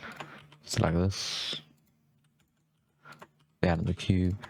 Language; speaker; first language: English; native; English